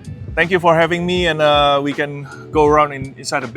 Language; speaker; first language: English; non-native, fluent; Indonesian